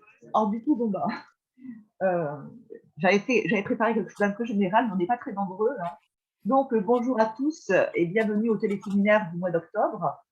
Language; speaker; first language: French; native; French